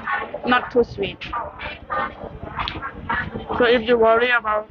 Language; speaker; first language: English; non-native, fluent; Thai